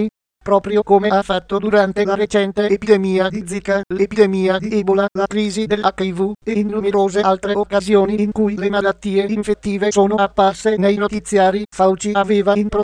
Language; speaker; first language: Italian; native; Italian